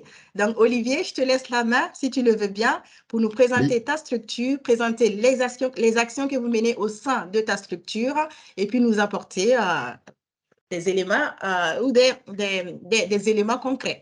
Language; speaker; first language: French; native; French